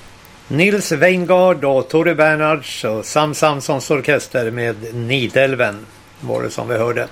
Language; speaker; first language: Swedish; native; Swedish